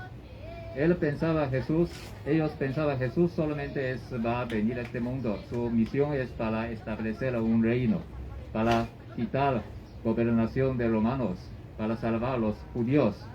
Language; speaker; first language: Spanish; non-native, learner; Chinese